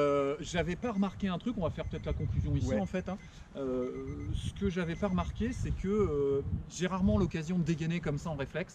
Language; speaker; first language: French; native; French